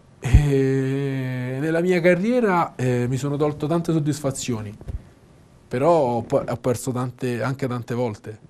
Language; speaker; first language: Italian; native; Italian